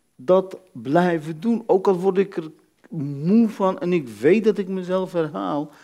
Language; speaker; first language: Dutch; early bilingual, other home language; Arabic